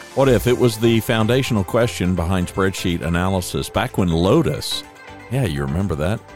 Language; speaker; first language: English; native; English